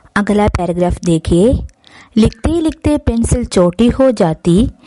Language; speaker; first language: Hindi; non-native, local second language; Malayalam